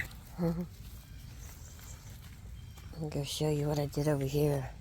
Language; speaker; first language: English; native; English